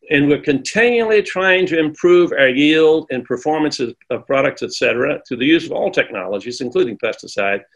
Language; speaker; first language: English; native; English